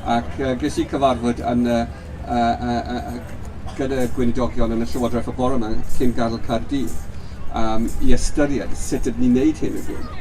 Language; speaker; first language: Welsh; non-native, local second language; English